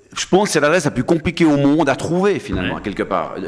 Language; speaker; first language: French; native; French